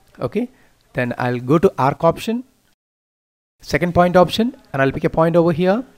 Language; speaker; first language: English; non-native, local second language; Malayalam